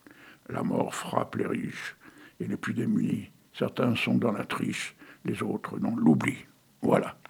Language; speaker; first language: French; native; French